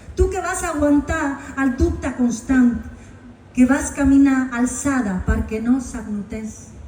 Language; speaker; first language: Catalan; non-native, local second language; Spanish